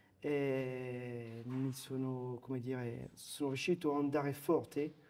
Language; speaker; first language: Italian; non-native, fluent; French